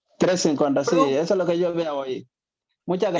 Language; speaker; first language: Spanish; non-native, learner; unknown